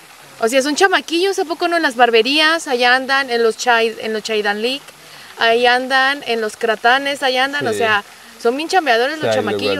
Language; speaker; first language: Spanish; native; Spanish